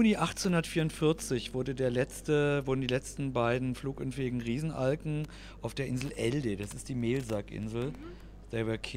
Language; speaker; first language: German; native; German